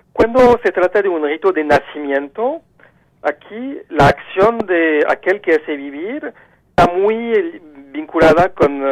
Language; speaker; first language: Spanish; non-native, fluent; French